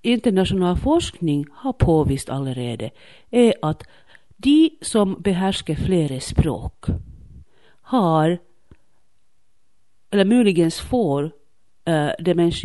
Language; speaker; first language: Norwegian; non-native, fluent; Finnish